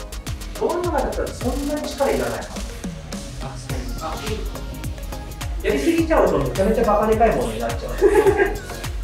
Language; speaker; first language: Japanese; native; Japanese